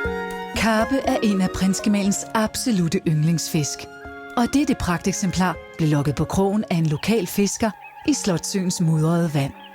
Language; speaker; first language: Danish; native; Danish